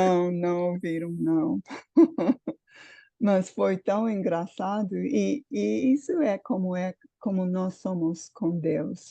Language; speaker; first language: Portuguese; non-native, fluent; English